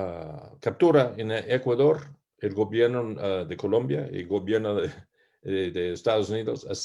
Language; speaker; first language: Spanish; non-native, learner; English